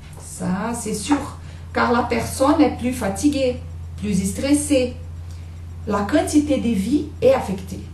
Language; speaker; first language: French; non-native, learner; Portuguese